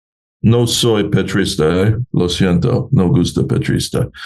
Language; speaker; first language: Spanish; non-native, learner; English